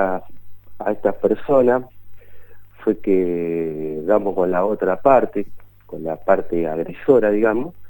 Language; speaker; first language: Spanish; native; Spanish